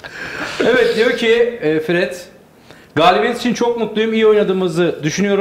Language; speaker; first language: Turkish; native; Turkish